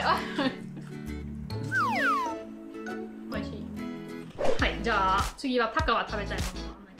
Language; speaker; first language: Japanese; non-native, fluent; German